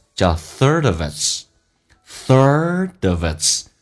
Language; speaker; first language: English; non-native, fluent; Chinese